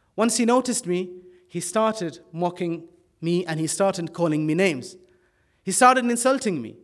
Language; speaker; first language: English; early bilingual, other home language; Dutch